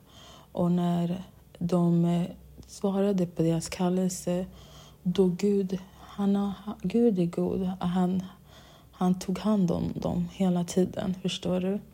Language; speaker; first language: Swedish; non-native, local second language; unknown